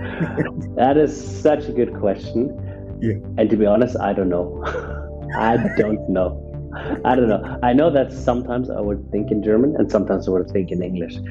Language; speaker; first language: English; non-native, fluent; German